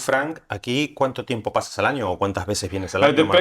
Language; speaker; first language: Spanish; native; Spanish